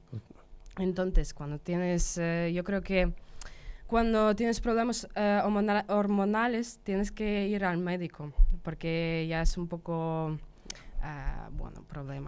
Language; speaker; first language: Spanish; non-native, fluent; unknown